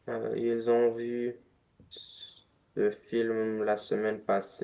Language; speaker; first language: French; non-native, learner; Romanian